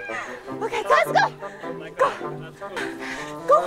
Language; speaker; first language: English; non-native, learner; Chinese